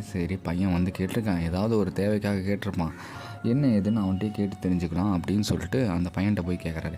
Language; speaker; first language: Tamil; native; Tamil